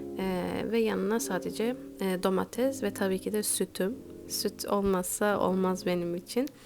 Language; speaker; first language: Turkish; early bilingual, heritage; Turkish